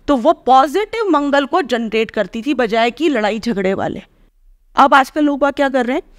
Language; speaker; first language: Hindi; native; Hindi